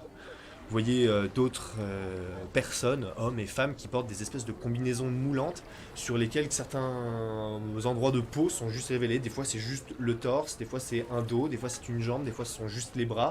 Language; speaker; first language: French; native; French